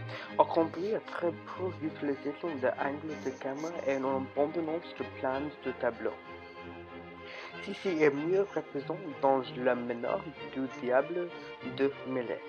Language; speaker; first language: French; non-native, learner; English